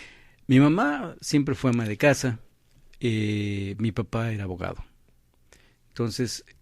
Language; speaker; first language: Spanish; native; Spanish